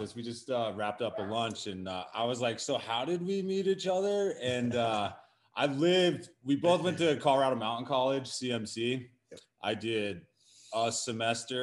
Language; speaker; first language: English; native; English